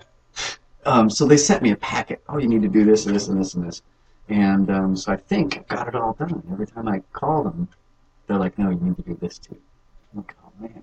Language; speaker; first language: English; native; English